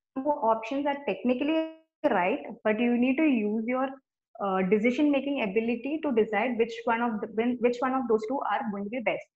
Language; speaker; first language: English; non-native, local second language; Malayalam